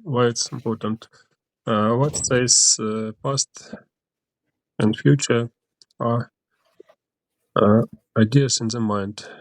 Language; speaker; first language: English; non-native, learner; Ukrainian